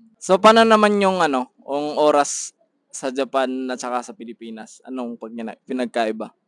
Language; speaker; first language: Filipino; native; Filipino